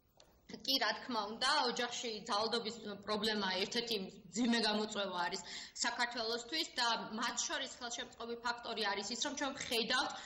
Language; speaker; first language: Georgian; native; Georgian